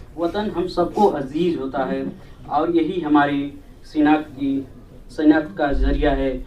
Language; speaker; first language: Urdu; non-native, local second language; Hindi